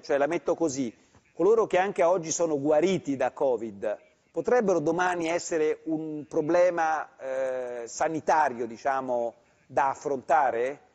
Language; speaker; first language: Italian; native; Italian